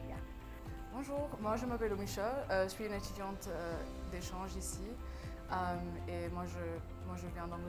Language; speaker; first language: French; non-native, fluent; English